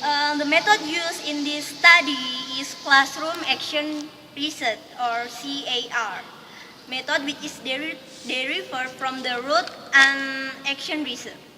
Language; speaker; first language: English; non-native, learner; Indonesian